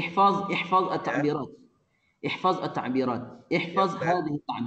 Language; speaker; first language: Arabic; non-native, fluent; Indonesian